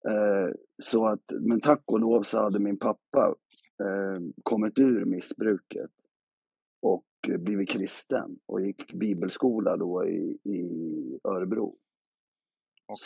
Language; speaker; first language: Swedish; native; Swedish